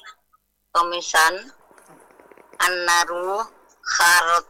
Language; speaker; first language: Arabic; non-native, learner; Indonesian